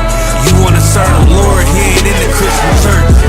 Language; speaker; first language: English; native; English